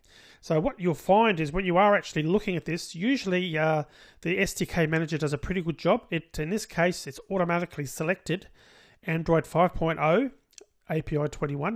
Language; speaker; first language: English; native; English